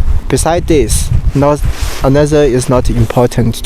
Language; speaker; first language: English; non-native, learner; Chinese